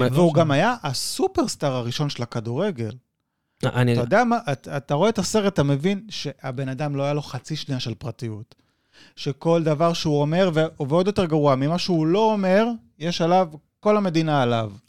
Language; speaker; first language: Hebrew; early bilingual, other home language; Spanish